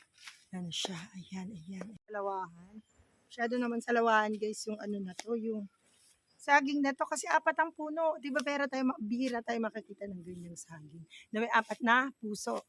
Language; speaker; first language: Filipino; non-native, local second language; Bikol